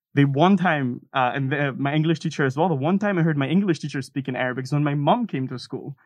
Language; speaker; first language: English; non-native, fluent; Arabic